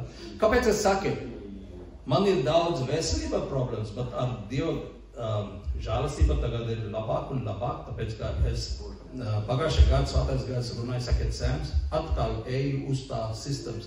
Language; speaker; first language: Latvian; non-native, learner; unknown